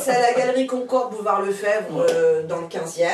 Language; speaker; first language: French; native; French